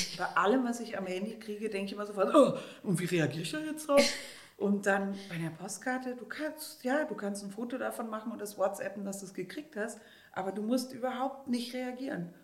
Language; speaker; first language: German; native; German